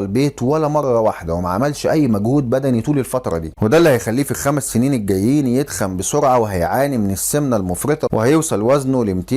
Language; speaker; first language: Arabic; native; Arabic